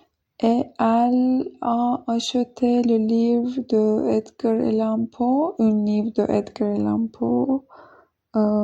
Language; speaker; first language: French; non-native, learner; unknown